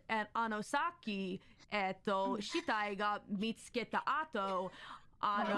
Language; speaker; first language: Japanese; non-native, learner; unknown